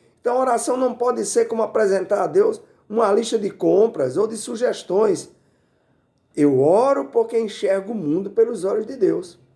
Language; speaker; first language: Portuguese; native; Portuguese